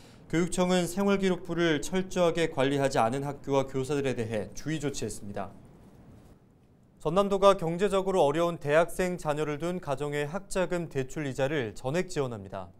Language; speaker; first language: Korean; native; Korean